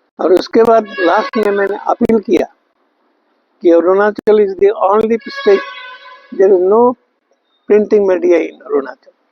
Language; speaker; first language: Hindi; non-native, local second language; Bangla